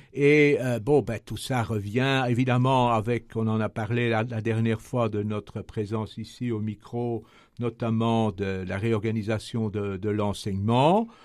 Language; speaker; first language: French; native; French